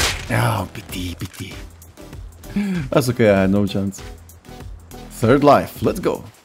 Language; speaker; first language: English; non-native, fluent; Slovak